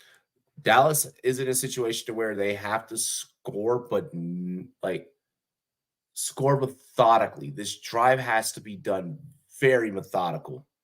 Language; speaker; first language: English; native; English